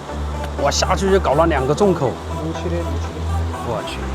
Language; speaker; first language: Chinese; native; Chinese